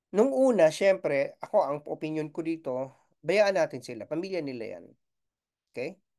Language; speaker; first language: Filipino; non-native, local second language; Bikol